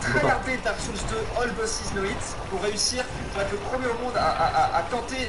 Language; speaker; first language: French; native; French